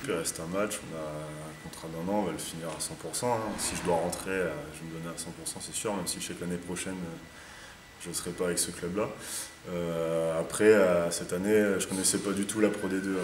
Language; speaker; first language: French; native; French